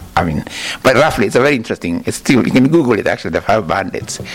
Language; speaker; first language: English; non-native, local second language; Kikuyu